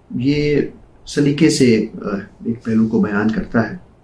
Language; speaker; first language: Hindi; native; Hindi